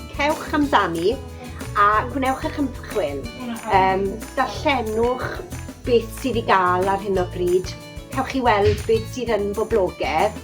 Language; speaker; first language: Welsh; native; Welsh